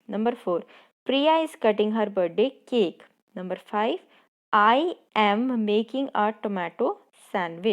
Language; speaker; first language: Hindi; non-native, local second language; Punjabi